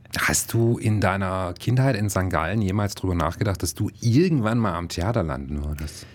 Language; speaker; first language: German; native; German